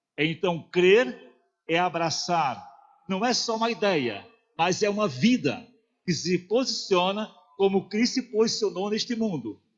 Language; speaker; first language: Portuguese; native; Portuguese